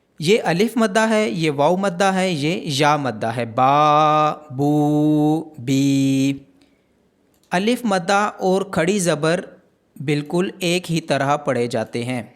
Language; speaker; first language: Urdu; native; Urdu